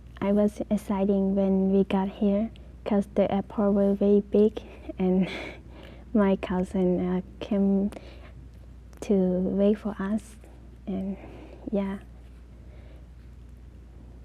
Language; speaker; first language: English; non-native, learner; Lao